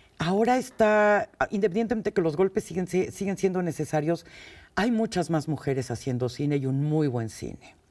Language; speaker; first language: Spanish; native; Spanish